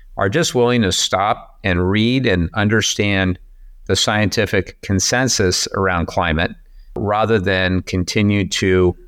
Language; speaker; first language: English; native; English